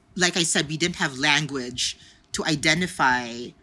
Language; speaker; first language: English; non-native, local second language; Filipino